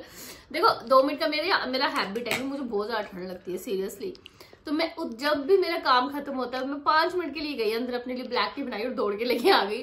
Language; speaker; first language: Hindi; native; Hindi